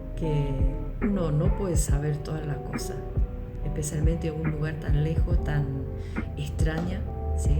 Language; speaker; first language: Spanish; non-native, local second language; Korean